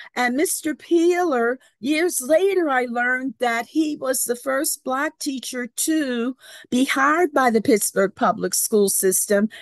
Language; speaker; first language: English; native; English